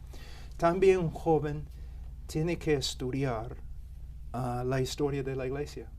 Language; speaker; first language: Spanish; non-native, fluent; English